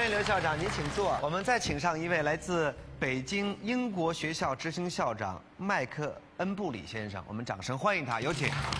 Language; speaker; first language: Chinese; native; Chinese